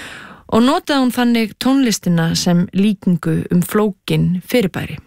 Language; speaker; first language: Icelandic; native; Icelandic